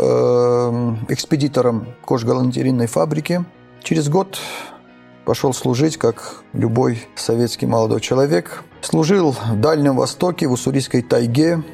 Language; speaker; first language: Russian; non-native, local second language; Armenian